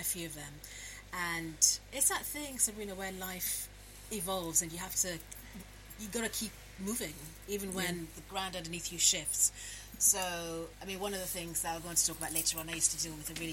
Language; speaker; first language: English; native; English